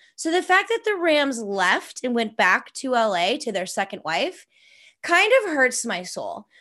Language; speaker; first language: English; native; English